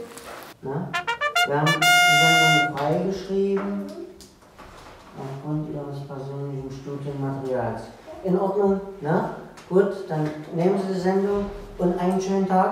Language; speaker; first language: German; native; German